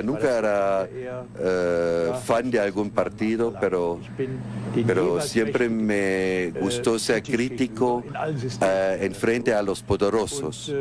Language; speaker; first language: Spanish; non-native, fluent; German